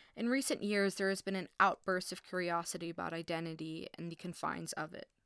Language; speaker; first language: English; early bilingual, heritage; English